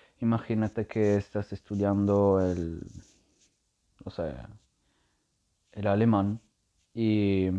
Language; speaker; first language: Spanish; non-native, learner; Italian